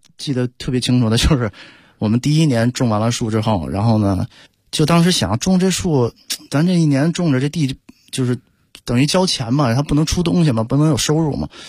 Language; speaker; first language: Chinese; native; Chinese